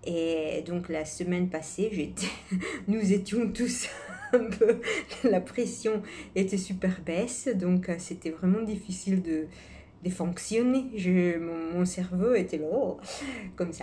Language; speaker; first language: French; non-native, fluent; Italian